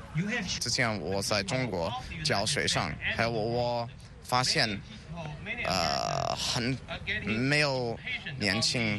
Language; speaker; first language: Chinese; non-native, learner; English